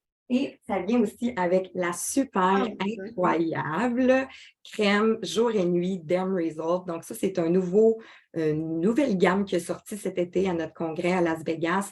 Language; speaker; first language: French; native; French